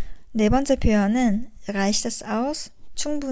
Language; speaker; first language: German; non-native, fluent; Korean